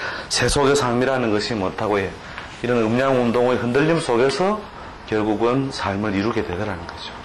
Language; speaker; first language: Korean; native; Korean